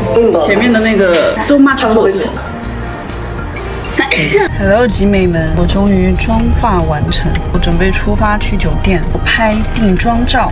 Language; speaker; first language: Chinese; native; Chinese